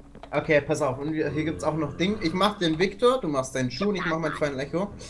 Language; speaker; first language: German; native; German